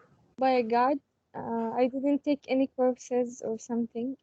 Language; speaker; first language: English; non-native, learner; Arabic